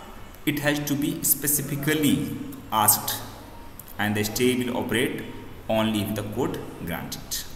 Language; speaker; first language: English; non-native, local second language; Hindi